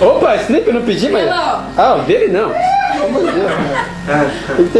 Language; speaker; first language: Portuguese; native; Portuguese